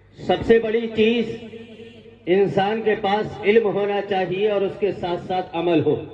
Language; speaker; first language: Urdu; native; Urdu